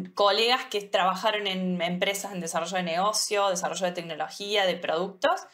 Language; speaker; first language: Spanish; native; Spanish